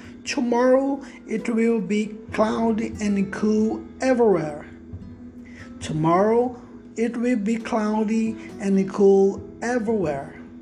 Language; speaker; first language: English; non-native, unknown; Portuguese